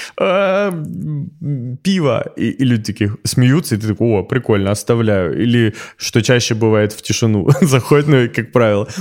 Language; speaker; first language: Russian; native; Russian